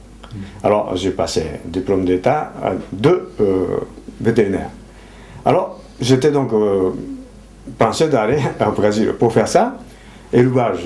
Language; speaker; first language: French; non-native, fluent; Japanese